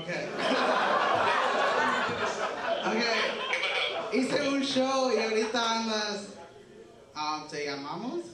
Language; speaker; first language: Spanish; early bilingual, heritage; Spanish